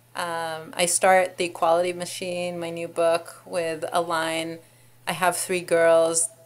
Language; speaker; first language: English; non-native, fluent; Hebrew